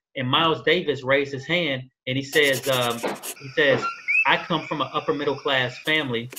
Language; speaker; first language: English; native; English